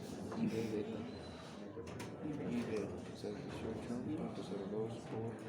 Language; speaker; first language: Spanish; native; Spanish